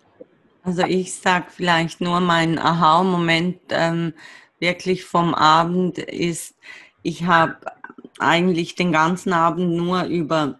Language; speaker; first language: German; native; German